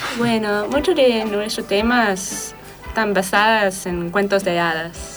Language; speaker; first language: Spanish; non-native, fluent; English